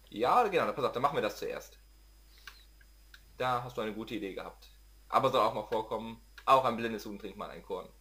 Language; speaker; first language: German; native; German